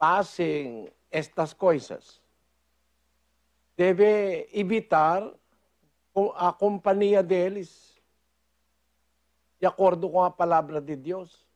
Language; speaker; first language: Portuguese; non-native, fluent; Filipino